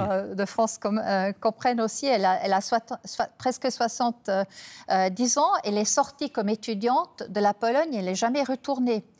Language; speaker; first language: French; non-native, fluent; German